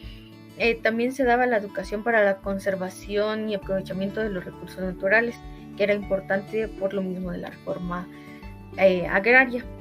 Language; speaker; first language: Spanish; native; Spanish